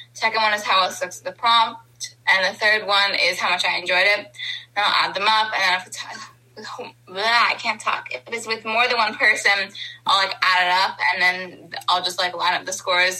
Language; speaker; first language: English; native; English